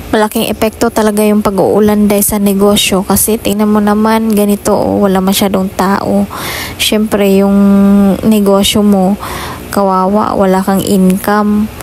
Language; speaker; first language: Filipino; non-native, local second language; Cebuano